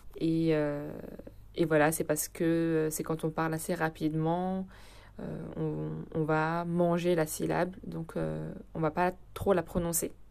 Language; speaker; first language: French; native; French